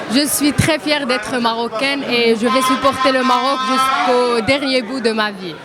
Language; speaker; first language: French; non-native, local second language; Arabic